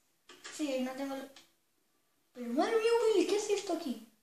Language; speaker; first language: Spanish; native; Spanish